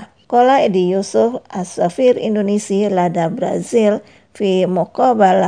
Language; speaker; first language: Arabic; non-native, fluent; Indonesian